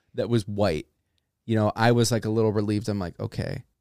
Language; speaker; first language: English; early bilingual, other home language; Italian